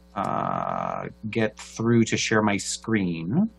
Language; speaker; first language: English; native; English